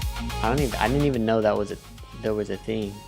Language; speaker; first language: English; native; English